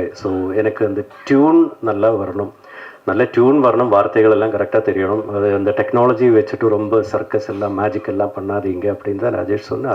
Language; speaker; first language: Tamil; non-native, learner; Malayalam